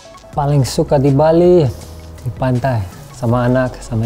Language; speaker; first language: Indonesian; non-native, learner; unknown